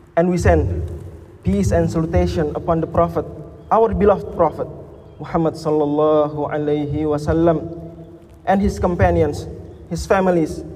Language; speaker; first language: English; non-native, fluent; Indonesian